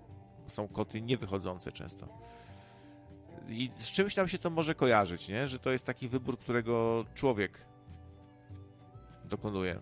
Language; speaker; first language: Polish; native; Polish